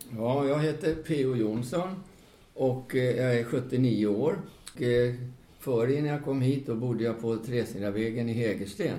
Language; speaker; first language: Swedish; native; Swedish